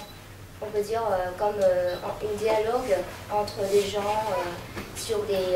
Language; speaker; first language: French; non-native, fluent; Vietnamese